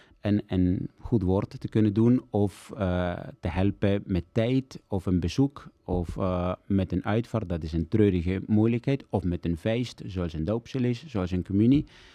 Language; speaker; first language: Dutch; non-native, fluent; Italian